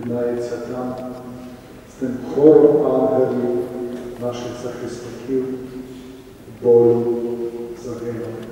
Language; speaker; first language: Ukrainian; native; Ukrainian